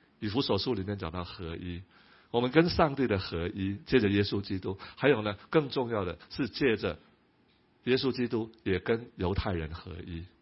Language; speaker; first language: Chinese; non-native, local second language; Cantonese